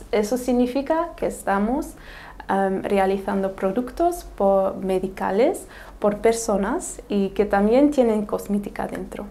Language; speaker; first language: Spanish; non-native, fluent; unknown